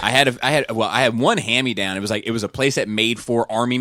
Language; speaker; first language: English; native; English